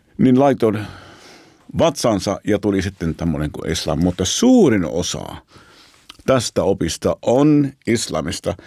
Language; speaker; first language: Finnish; non-native, fluent; Arabic